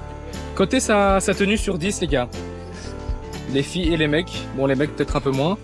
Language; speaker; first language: French; native; French